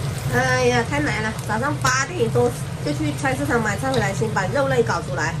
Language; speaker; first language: Chinese; native; Chinese